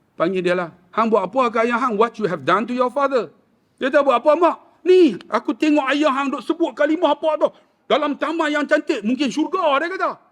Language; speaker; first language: Malay; native; Malay